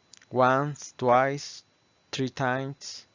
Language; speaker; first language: English; non-native, fluent; Spanish